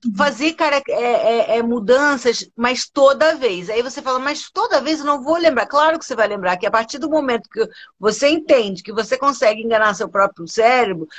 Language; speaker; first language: Portuguese; early bilingual, other home language; Spanish